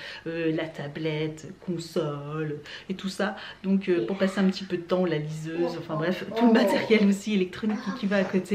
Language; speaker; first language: French; native; French